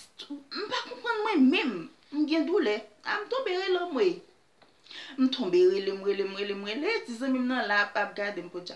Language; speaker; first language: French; non-native, learner; Haitian Creole